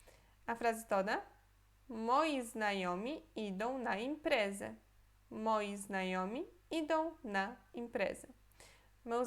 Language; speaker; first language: Portuguese; non-native, fluent; Polish